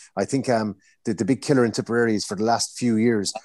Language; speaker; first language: English; native; English